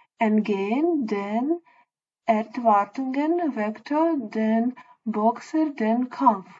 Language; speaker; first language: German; non-native, fluent; Ukrainian